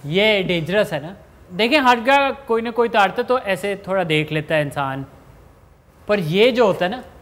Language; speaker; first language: Urdu; non-native, local second language; Sindhi